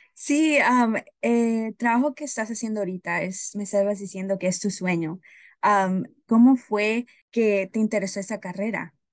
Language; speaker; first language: Spanish; early bilingual, heritage; Spanish